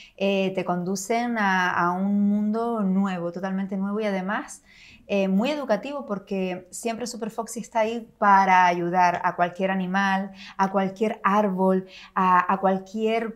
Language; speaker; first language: Spanish; native; Spanish